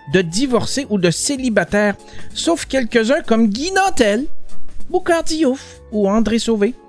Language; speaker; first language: French; native; French